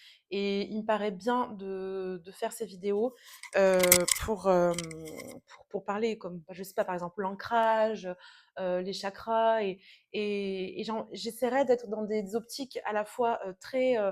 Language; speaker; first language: French; native; French